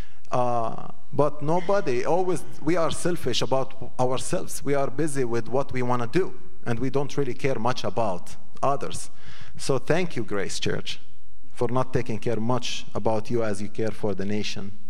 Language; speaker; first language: English; non-native, fluent; Arabic